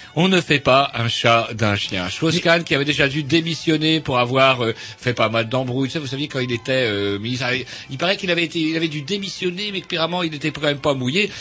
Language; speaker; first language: French; native; French